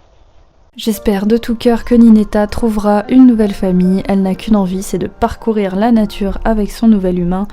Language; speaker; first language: French; native; French